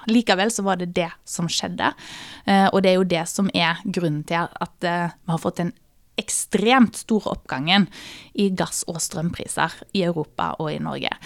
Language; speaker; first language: Norwegian; native; Norwegian